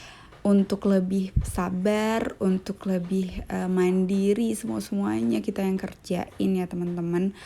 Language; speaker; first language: Indonesian; native; Indonesian